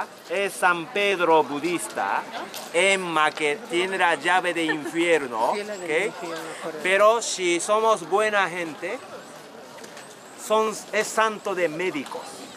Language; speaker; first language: Spanish; non-native, learner; Japanese